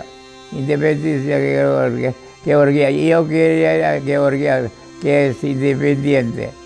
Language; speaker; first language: Spanish; non-native, fluent; Georgian